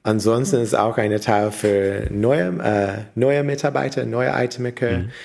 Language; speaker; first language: German; non-native, learner; English